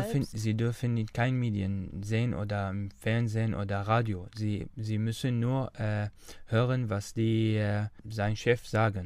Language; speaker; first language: German; non-native, learner; Arabic